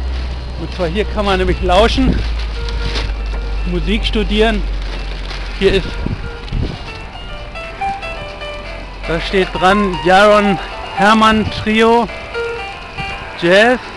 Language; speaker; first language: German; native; German